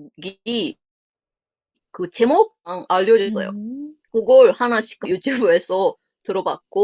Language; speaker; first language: Korean; non-native, fluent; Japanese